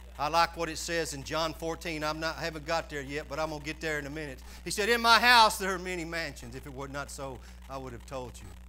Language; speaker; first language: English; native; English